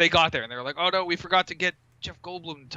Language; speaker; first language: English; native; English